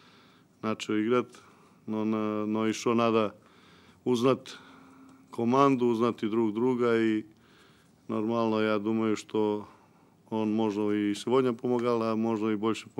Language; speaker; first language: Russian; non-native, local second language; Ukrainian